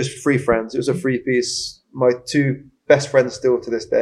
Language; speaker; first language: English; native; English